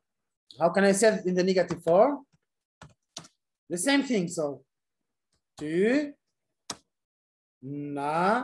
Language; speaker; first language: English; non-native, fluent; Arabic